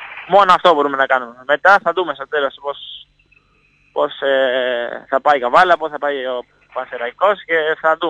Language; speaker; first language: Greek; non-native, fluent; Italian